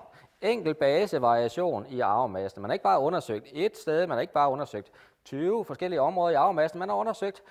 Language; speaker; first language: Danish; native; Danish